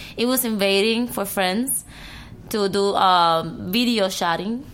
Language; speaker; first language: English; non-native, learner; Spanish